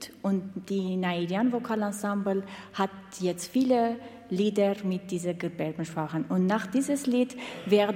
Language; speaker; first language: German; non-native, learner; Armenian